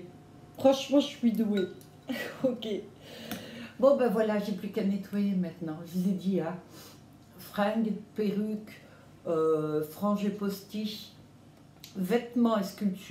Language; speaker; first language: French; native; French